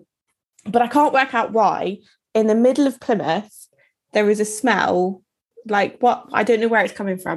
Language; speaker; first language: English; native; English